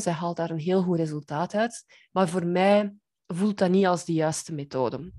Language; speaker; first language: Dutch; native; Dutch